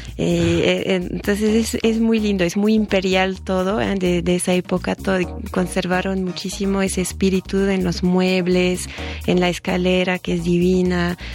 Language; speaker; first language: Spanish; non-native, fluent; French